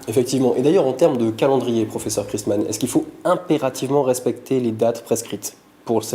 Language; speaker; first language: French; native; French